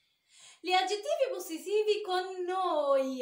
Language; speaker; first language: Italian; non-native, fluent; Arabic